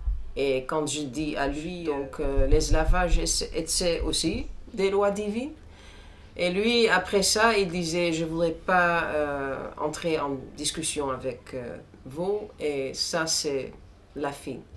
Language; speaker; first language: French; non-native, fluent; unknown